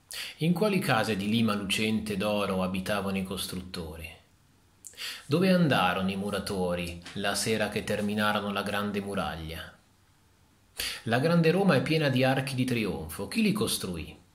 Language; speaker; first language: Italian; native; Italian